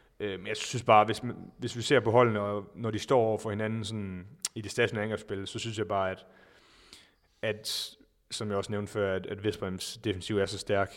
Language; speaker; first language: Danish; native; Danish